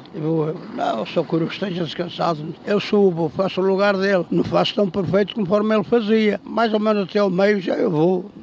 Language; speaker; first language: Portuguese; native; Portuguese